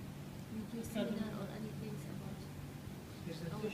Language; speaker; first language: English; non-native, learner; Kurdish